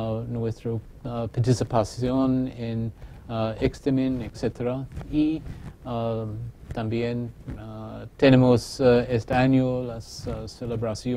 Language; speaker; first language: Spanish; non-native, fluent; English